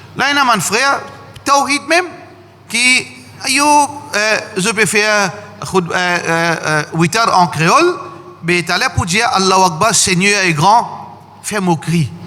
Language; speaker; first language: French; non-native, learner; Morisyen